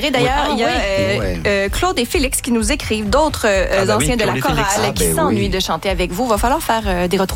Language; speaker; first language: French; native; French